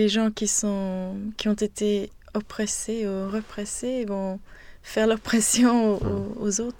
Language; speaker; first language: French; non-native, fluent; Swedish